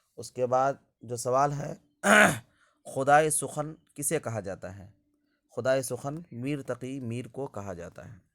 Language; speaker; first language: Urdu; native; Urdu